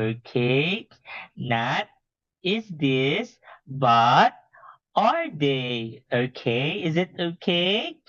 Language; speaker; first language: English; non-native, fluent; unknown